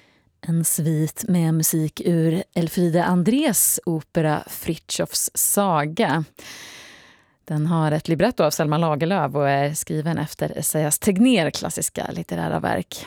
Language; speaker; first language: Swedish; native; Swedish